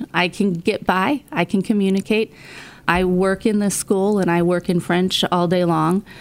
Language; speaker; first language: English; native; English